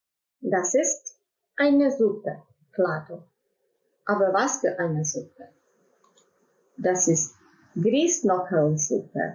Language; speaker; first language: German; non-native, fluent; Croatian